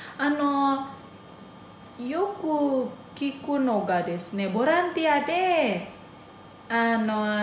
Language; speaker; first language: Japanese; non-native, fluent; Indonesian